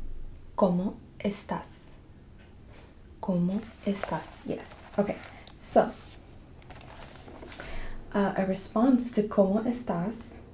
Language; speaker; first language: Spanish; non-native, fluent; English